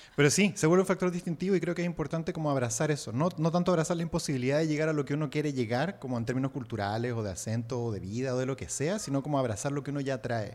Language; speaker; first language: Spanish; native; Spanish